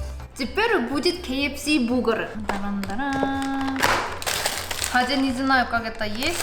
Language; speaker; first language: Russian; non-native, learner; Korean